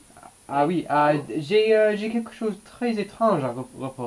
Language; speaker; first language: French; non-native, learner; English